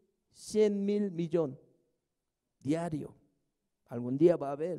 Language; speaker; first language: Spanish; non-native, fluent; Korean